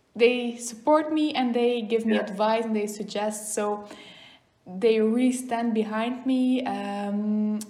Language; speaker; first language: English; non-native, fluent; Dutch